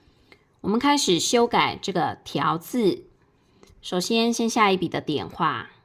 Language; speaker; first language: Chinese; native; Chinese